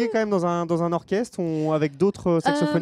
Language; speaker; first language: French; native; French